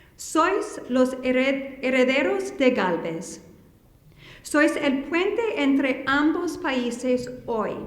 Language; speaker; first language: Spanish; non-native, fluent; English